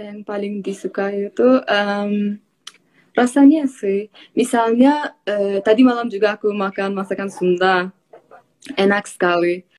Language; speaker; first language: Indonesian; non-native, fluent; Azerbaijani